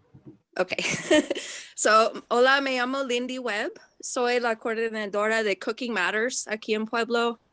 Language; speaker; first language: Spanish; non-native, learner; English